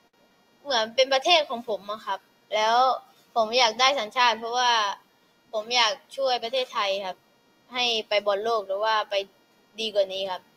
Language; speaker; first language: Thai; early bilingual, other home language; Portuguese